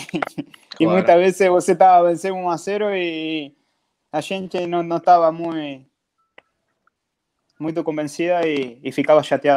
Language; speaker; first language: Portuguese; non-native, fluent; Spanish